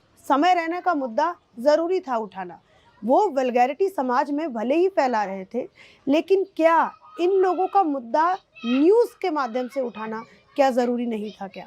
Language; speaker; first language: Hindi; native; Hindi